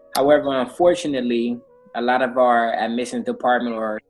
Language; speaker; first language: English; native; English